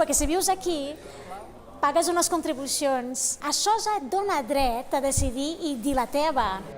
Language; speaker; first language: Catalan; non-native, fluent; Portuguese